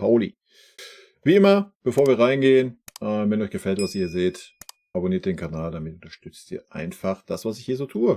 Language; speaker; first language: German; native; German